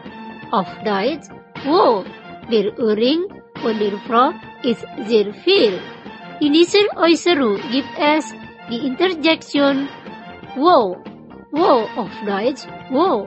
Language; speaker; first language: German; non-native, fluent; Indonesian